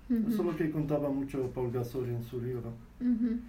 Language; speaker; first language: Spanish; non-native, fluent; Arabic